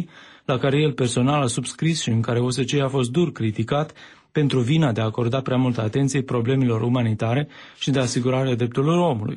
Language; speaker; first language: Romanian; native; Romanian